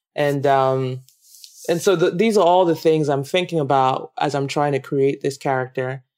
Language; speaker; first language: English; non-native, local second language; Yoruba